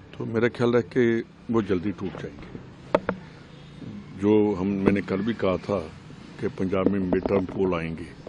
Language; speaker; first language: Hindi; non-native, local second language; Punjabi